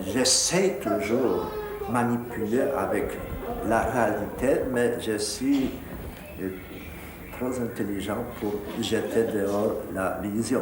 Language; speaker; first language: French; non-native, fluent; Polish